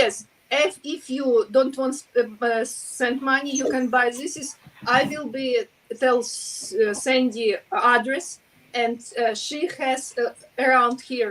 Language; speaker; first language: English; non-native, learner; Ukrainian